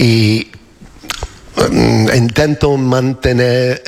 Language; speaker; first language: Spanish; non-native, learner; English